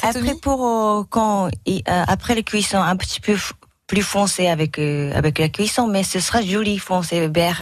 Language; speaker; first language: French; non-native, learner; Japanese